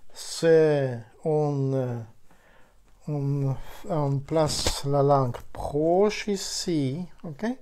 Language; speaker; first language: French; non-native, fluent; Ukrainian